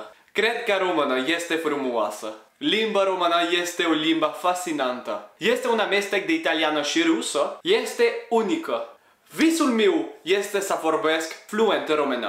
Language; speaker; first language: Romanian; non-native, learner; French